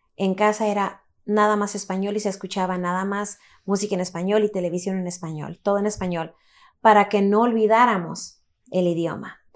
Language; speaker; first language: Spanish; early bilingual, heritage; Spanish